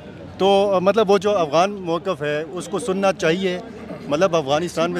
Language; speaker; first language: Hindi; non-native, local second language; Pashto